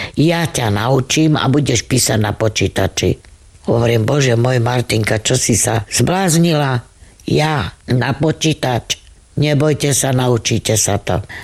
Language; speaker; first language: Slovak; non-native, local second language; Romany